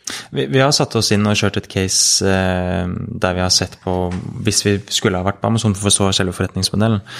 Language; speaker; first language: Norwegian; native; Norwegian